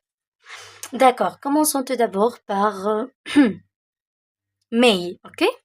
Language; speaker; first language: French; non-native, local second language; Arabic